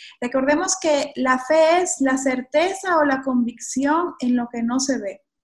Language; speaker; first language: Spanish; native; Spanish